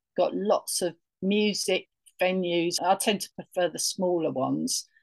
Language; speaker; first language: English; native; English